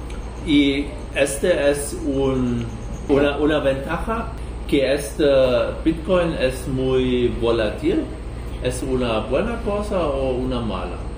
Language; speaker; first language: Spanish; non-native, learner; German